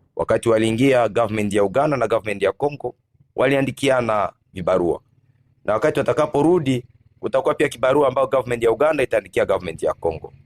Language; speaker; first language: Swahili; non-native, local second language; Nande